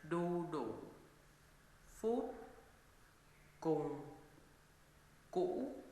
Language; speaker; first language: Vietnamese; non-native, learner; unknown